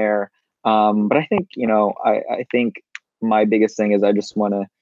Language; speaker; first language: English; native; English